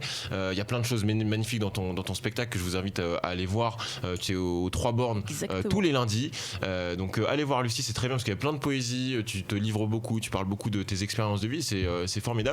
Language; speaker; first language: French; native; French